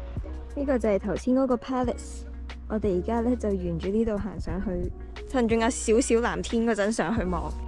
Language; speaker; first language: Cantonese; native; Cantonese